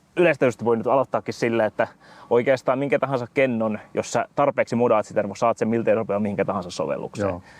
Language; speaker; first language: Finnish; native; Finnish